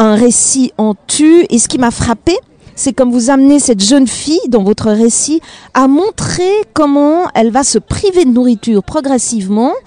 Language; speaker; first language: French; native; French